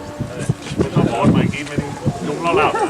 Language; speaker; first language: Welsh; native; Welsh